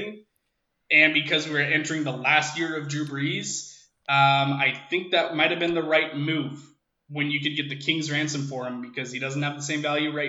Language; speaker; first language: English; native; English